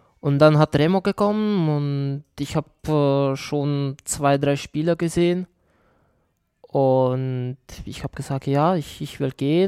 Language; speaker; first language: German; non-native, learner; Czech